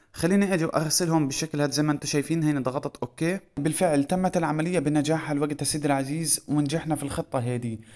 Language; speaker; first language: Arabic; native; Arabic